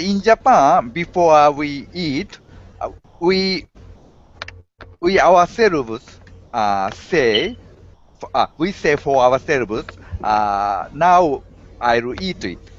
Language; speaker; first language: English; non-native, learner; Japanese